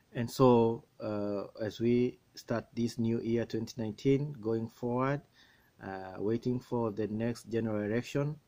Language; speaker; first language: English; non-native, local second language; Swahili